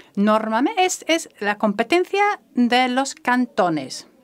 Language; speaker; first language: Spanish; non-native, fluent; French